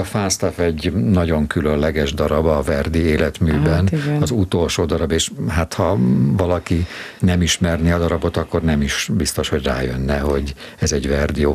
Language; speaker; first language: Hungarian; native; Hungarian